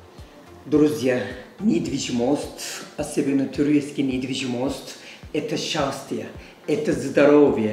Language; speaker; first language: Russian; non-native, learner; Turkish